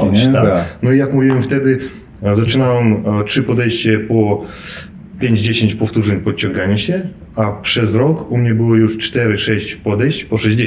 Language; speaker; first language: Polish; non-native, fluent; Russian